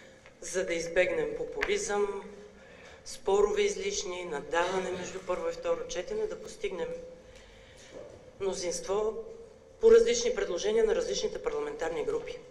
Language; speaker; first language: Bulgarian; native; Bulgarian